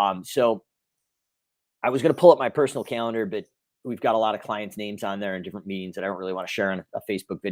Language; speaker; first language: English; native; English